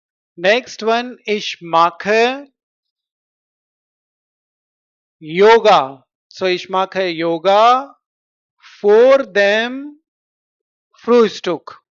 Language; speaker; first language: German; non-native, fluent; Hindi